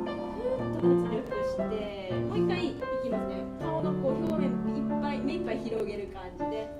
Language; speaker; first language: Japanese; native; Japanese